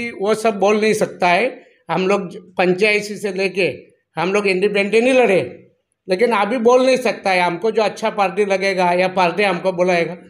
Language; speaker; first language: Hindi; non-native, local second language; Marathi